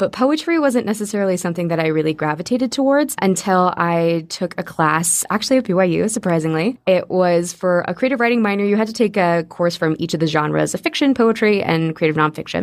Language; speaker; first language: English; native; English